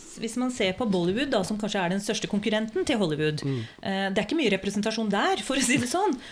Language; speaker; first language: Norwegian; early bilingual, other home language; Urdu